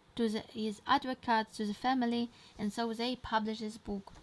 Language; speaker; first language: English; non-native, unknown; Ukrainian